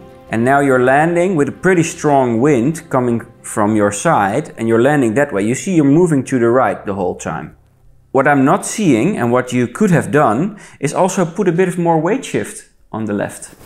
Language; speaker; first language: English; non-native, fluent; Dutch